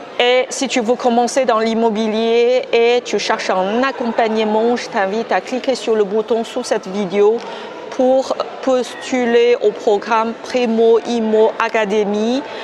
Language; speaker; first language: French; non-native, fluent; Chinese